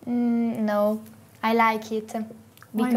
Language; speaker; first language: English; non-native, learner; Italian